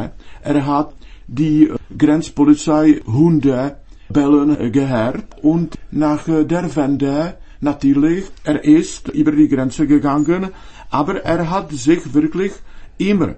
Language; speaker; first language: German; non-native, fluent; Czech